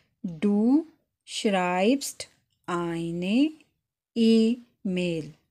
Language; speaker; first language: German; non-native, fluent; Urdu